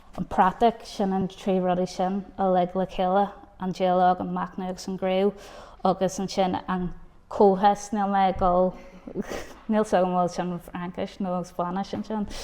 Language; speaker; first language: Irish; non-native, local second language; English